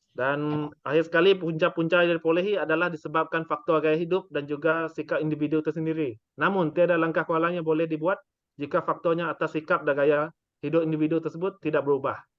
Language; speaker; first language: Malay; non-native, local second language; Iban